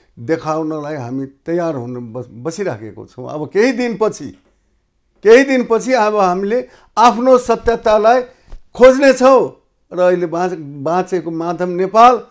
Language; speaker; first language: Nepali; non-native, local second language; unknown